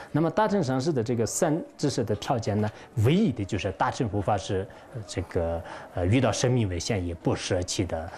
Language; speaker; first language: Chinese; non-native, local second language; Tibetan